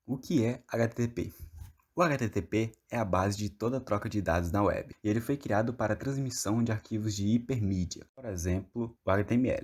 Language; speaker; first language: Portuguese; native; Portuguese